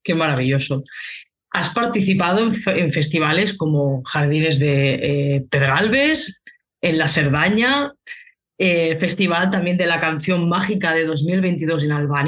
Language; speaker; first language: Spanish; native; Spanish